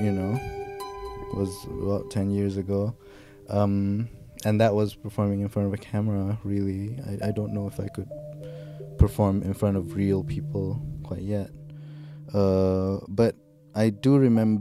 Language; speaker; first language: English; non-native, local second language; Pattani Malay